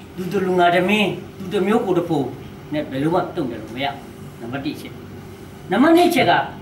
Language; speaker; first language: Burmese; non-native, local second language; S'gaw Karen